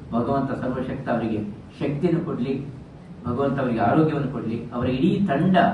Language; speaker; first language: Kannada; non-native, local second language; Tulu